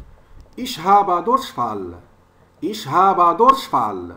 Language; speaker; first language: German; non-native, learner; French